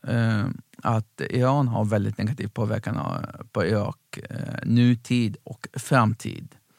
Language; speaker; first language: Swedish; non-native, fluent; Arabic